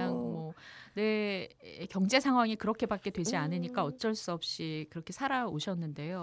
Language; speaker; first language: Korean; native; Korean